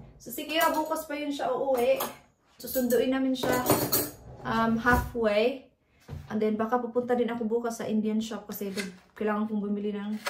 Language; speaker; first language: Filipino; native; Filipino